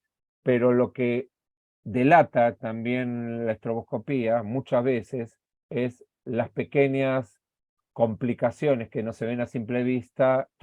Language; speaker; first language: Spanish; native; Spanish